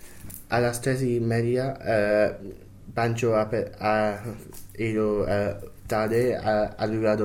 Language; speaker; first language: Spanish; non-native, learner; English